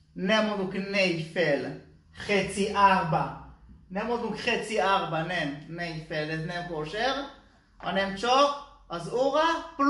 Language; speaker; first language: Hungarian; non-native, learner; Hebrew